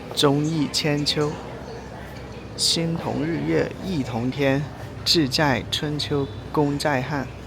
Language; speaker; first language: Chinese; native; Chinese